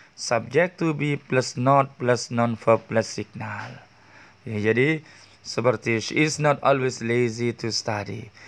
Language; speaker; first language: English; non-native, learner; Indonesian